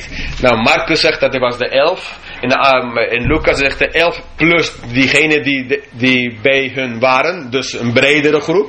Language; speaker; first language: Dutch; non-native, fluent; English